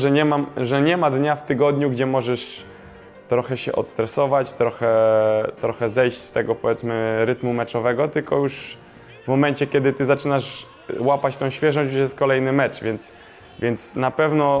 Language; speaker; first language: Polish; native; Polish